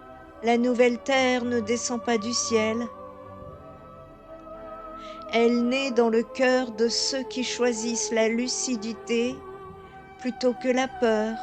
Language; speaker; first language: French; native; French